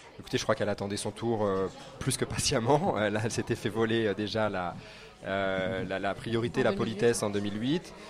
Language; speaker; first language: French; native; French